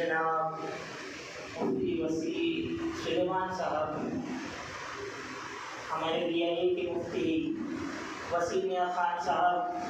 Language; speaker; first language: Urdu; non-native, local second language; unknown